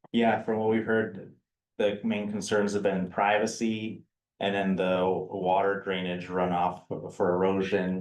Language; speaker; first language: English; native; English